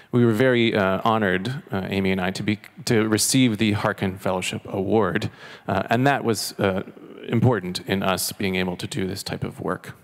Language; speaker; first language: English; non-native, fluent; Chinese